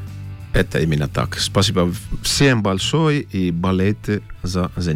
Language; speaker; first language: Russian; non-native, learner; Finnish